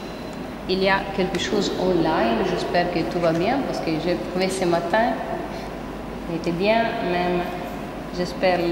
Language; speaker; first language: French; non-native, fluent; Italian